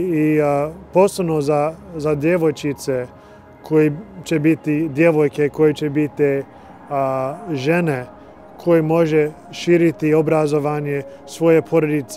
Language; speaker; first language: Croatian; non-native, learner; English